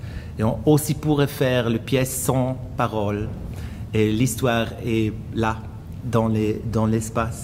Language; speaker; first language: French; non-native, fluent; German